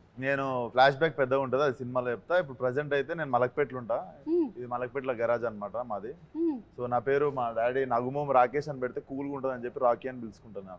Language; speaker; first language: Telugu; native; Telugu